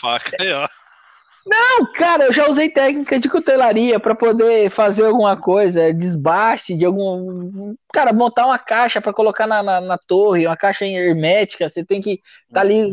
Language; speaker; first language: Portuguese; native; Portuguese